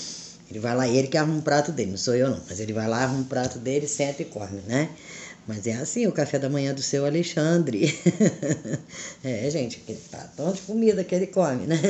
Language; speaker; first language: Portuguese; native; Portuguese